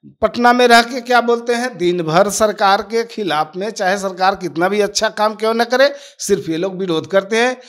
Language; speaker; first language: Hindi; native; Hindi